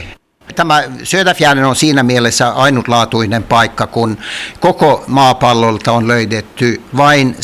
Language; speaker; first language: Finnish; non-native, local second language; Swedish